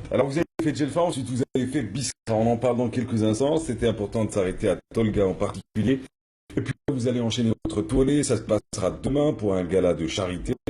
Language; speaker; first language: French; non-native, local second language; Arabic